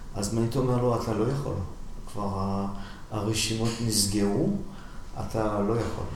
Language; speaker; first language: Hebrew; non-native, fluent; French